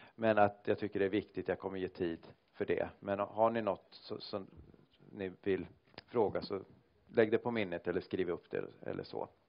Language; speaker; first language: Swedish; native; Swedish